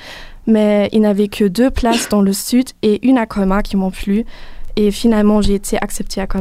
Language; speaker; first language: French; non-native, fluent; German